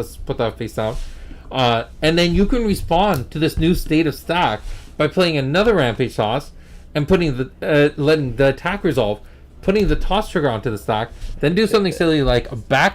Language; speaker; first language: English; native; English